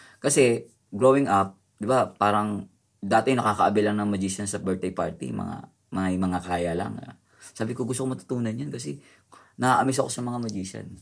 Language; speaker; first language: Filipino; native; Filipino